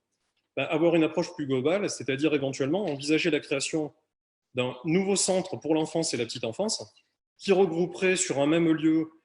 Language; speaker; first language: French; native; French